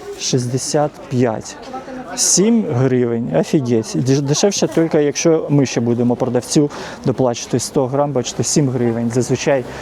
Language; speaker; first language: Ukrainian; non-native, local second language; Russian